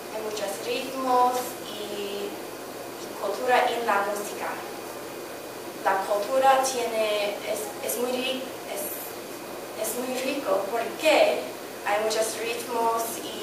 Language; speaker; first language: Spanish; non-native, learner; English